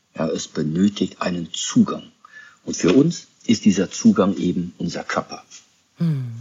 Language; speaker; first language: German; native; German